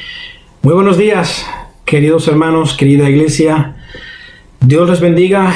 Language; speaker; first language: Spanish; native; Spanish